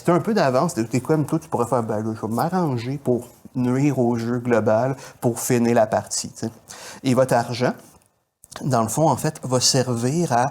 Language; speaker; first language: French; native; French